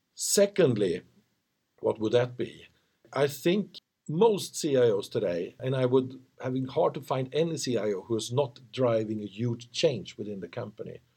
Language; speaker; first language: English; non-native, fluent; Swedish